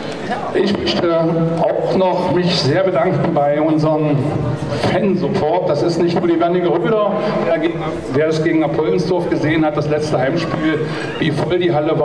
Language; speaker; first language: German; native; German